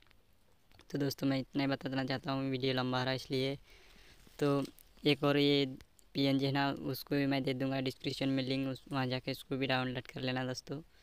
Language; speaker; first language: Hindi; native; Hindi